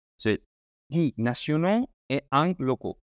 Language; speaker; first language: French; non-native, learner; Spanish